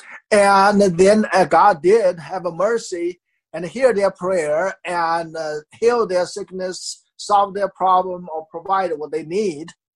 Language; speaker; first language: English; non-native, fluent; Chinese